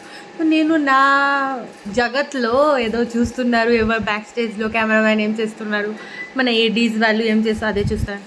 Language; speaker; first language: Telugu; non-native, fluent; Bangla